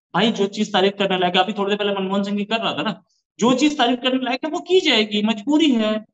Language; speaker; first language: Hindi; native; Hindi